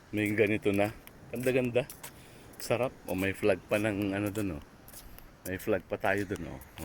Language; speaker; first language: Filipino; non-native, local second language; Iloko